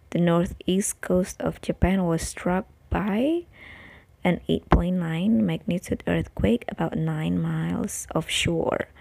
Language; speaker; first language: English; non-native, fluent; Indonesian